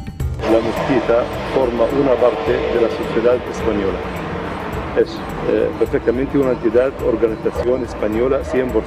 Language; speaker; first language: Spanish; non-native, fluent; Arabic